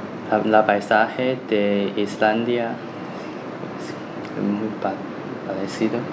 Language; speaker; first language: Spanish; non-native, learner; Chinese